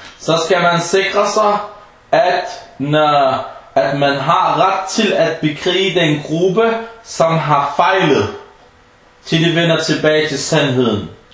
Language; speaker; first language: Danish; early bilingual, other home language; Arabic